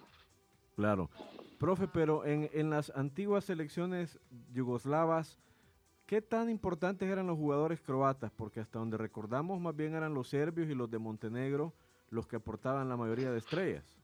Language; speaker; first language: Spanish; native; Spanish